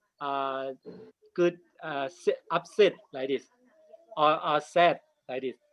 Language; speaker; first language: English; non-native, learner; Thai